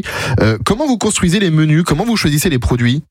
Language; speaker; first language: French; native; French